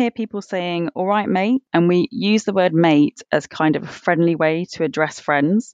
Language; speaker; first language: English; native; English